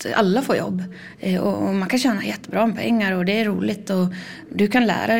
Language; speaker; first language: Swedish; native; Swedish